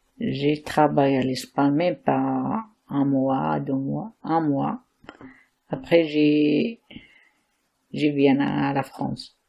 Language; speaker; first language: French; non-native, learner; Arabic